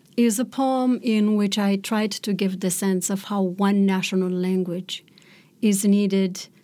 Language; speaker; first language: English; non-native, fluent; Romanian